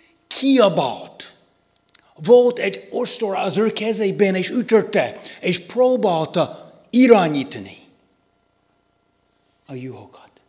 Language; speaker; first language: Hungarian; non-native, learner; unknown